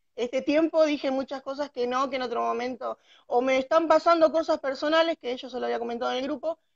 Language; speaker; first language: Spanish; native; Spanish